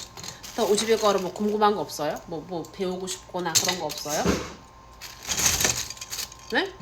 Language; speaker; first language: Korean; non-native, fluent; Uzbek